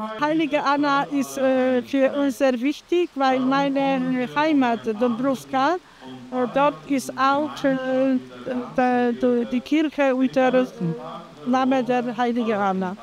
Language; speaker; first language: German; non-native, local second language; Polish